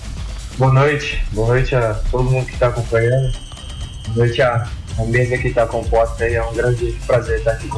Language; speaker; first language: Portuguese; native; Portuguese